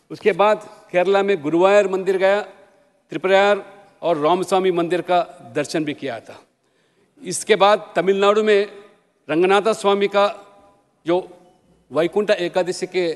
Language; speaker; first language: Hindi; non-native, local second language; Telugu